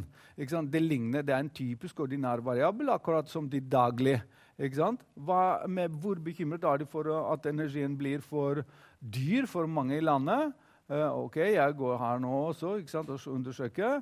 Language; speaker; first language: Norwegian; non-native, fluent; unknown